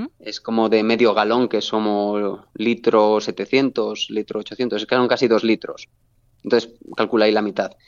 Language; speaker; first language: Spanish; native; Spanish